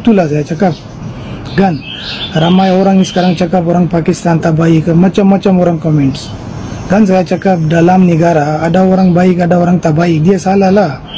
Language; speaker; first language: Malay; non-native, fluent; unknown